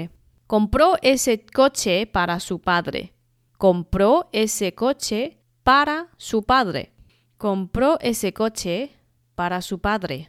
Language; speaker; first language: Spanish; non-native, fluent; Chinese